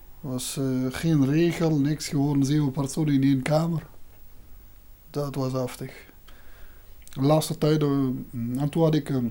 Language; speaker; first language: Dutch; non-native, fluent; Persian